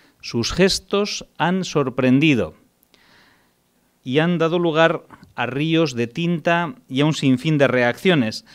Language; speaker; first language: Spanish; native; Spanish